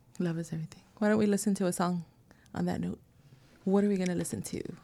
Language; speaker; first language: English; early bilingual, other home language; Spanish